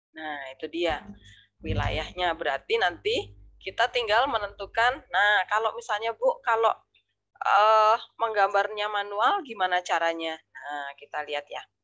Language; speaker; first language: Indonesian; native; Indonesian